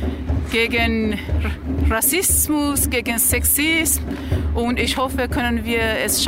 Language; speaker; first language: German; non-native, learner; Persian